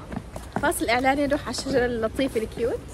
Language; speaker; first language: Arabic; native; Arabic